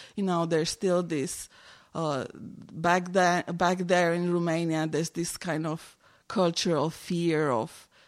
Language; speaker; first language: English; non-native, fluent; Romanian